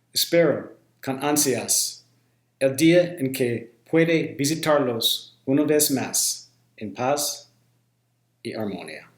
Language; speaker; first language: Spanish; non-native, learner; English